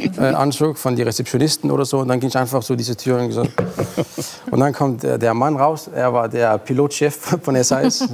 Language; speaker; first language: German; non-native, fluent; Arabic